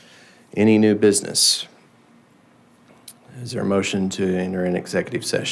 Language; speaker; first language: English; native; English